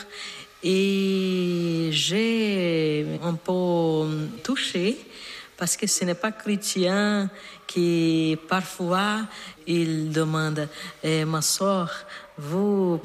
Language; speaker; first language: French; non-native, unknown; Portuguese